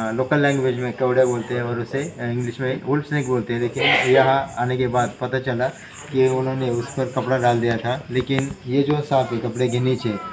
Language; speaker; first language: Hindi; non-native, local second language; Marathi